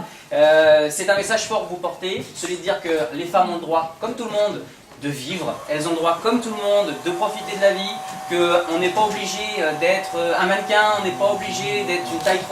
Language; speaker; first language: French; native; French